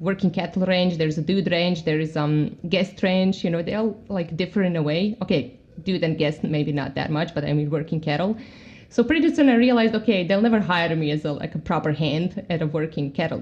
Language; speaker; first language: English; non-native, fluent; Croatian